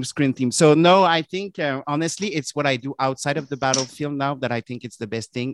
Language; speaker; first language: English; non-native, fluent; French